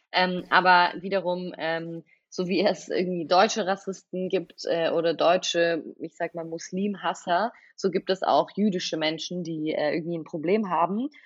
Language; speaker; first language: German; native; German